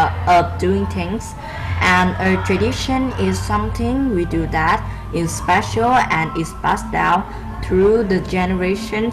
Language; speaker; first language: English; non-native, learner; Vietnamese